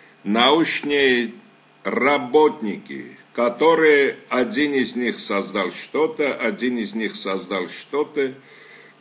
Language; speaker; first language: Russian; non-native, fluent; Armenian